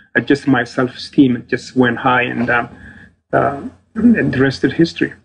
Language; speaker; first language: English; non-native, fluent; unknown